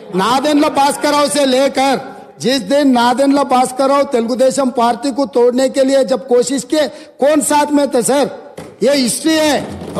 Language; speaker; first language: Hindi; non-native, local second language; Telugu